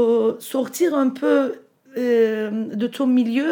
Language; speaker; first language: French; non-native, fluent; Turkish